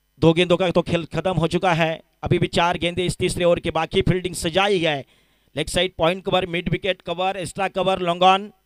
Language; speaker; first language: Hindi; non-native, local second language; Marathi